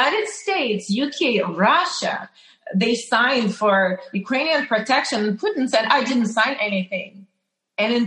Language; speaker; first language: English; non-native, fluent; Ukrainian